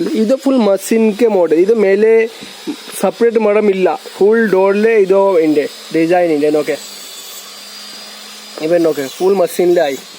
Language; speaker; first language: Malayalam; non-native, learner; Hindi